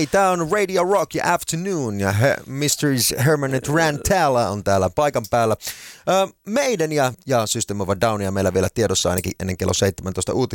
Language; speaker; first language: Finnish; native; Finnish